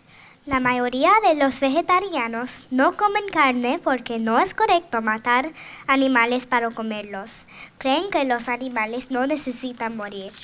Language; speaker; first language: Spanish; non-native, learner; English